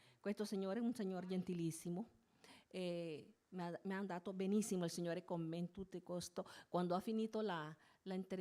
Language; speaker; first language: Italian; non-native, learner; Spanish